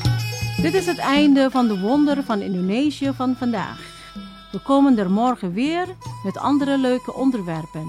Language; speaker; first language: Dutch; non-native, fluent; Indonesian